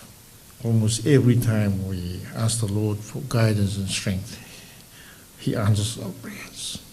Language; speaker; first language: English; non-native, local second language; Fijian